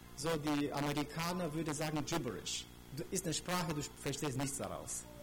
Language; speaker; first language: German; non-native, fluent; Romanian